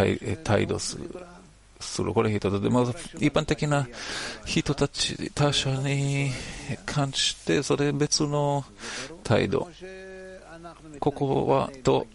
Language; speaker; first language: Japanese; non-native, learner; Hebrew